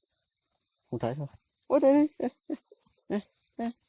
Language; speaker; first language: Vietnamese; non-native, local second language; Hmong